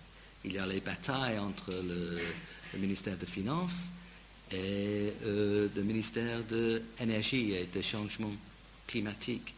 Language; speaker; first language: French; non-native, fluent; English